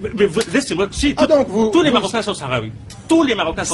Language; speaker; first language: French; non-native, local second language; Arabic